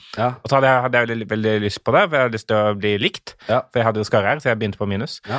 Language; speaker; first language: Norwegian; native; Norwegian